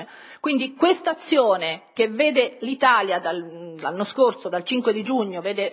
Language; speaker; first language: Italian; native; Italian